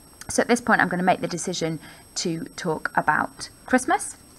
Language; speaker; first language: English; native; English